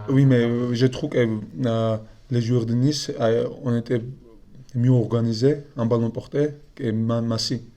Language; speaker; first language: French; non-native, fluent; Georgian